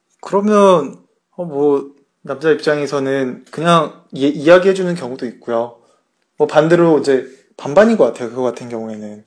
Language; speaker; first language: Korean; native; Korean